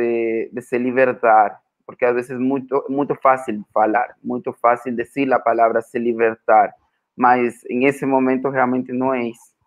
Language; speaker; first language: Portuguese; non-native, fluent; Spanish